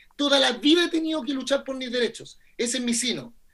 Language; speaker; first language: Spanish; native; Spanish